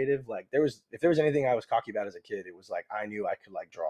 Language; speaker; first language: English; native; English